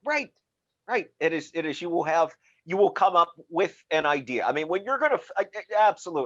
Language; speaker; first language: English; native; English